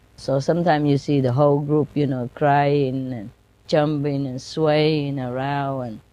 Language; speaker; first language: English; non-native, fluent; Vietnamese